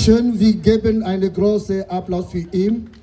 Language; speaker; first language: German; non-native, learner; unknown